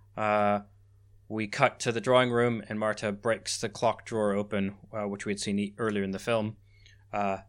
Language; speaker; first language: English; native; English